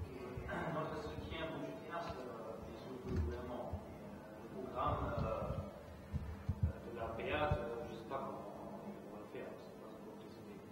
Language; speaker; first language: French; non-native, fluent; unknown